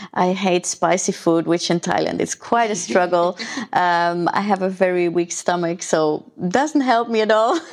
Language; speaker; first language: English; non-native, fluent; Dutch